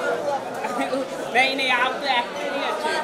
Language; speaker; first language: Hindi; native; Hindi